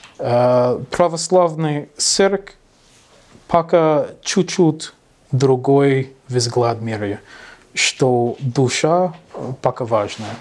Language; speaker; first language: Russian; non-native, learner; English